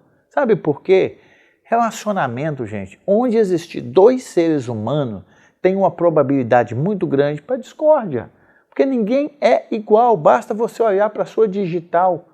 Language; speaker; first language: Portuguese; native; Portuguese